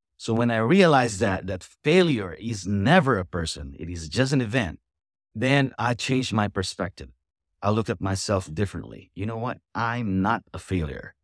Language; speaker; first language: English; non-native, local second language; Filipino